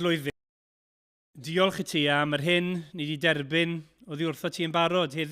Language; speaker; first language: Welsh; native; Welsh